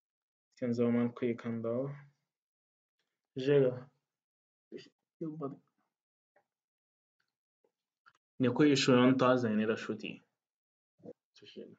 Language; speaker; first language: Chinese; non-native, fluent; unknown